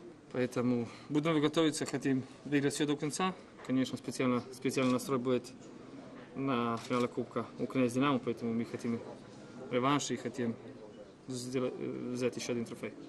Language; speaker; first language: Russian; non-native, fluent; Croatian